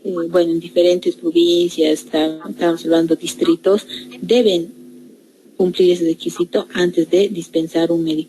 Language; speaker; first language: Spanish; native; Spanish